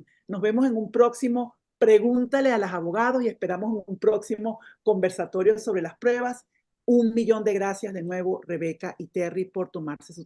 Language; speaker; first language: Spanish; native; Spanish